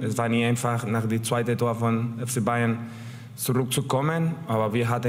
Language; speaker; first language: German; non-native, learner; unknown